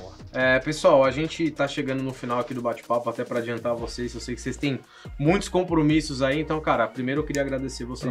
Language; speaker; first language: Portuguese; native; Portuguese